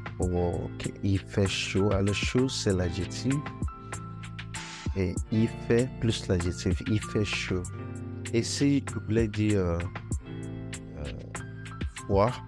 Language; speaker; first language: French; non-native, fluent; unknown